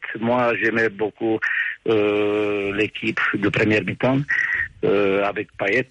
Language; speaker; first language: French; non-native, fluent; Romanian